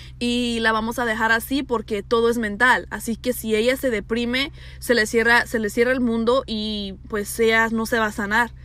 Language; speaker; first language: Spanish; early bilingual, heritage; Spanish